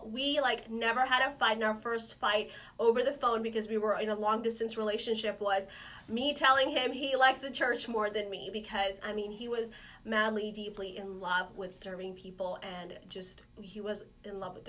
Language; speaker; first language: English; non-native, local second language; Malayalam